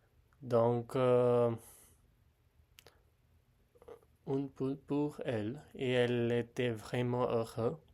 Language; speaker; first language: French; non-native, learner; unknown